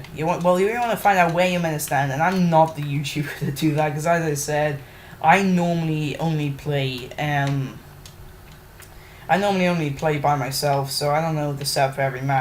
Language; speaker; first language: English; native; English